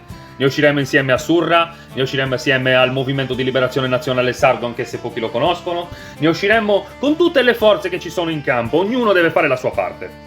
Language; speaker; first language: Italian; native; Italian